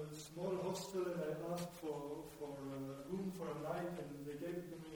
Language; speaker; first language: English; non-native, fluent; German